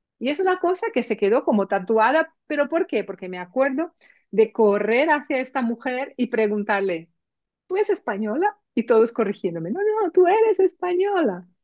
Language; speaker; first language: Spanish; early bilingual, heritage; Spanish